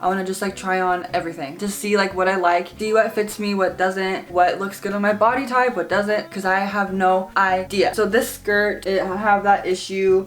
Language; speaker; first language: English; native; English